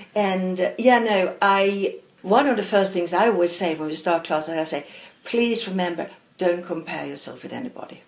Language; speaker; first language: English; non-native, fluent; Swedish